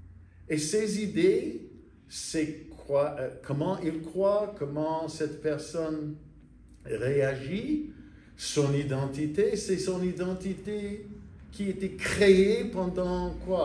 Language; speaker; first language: French; non-native, fluent; English